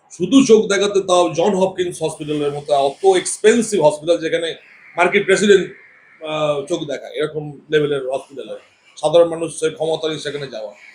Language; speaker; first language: Bangla; native; Bangla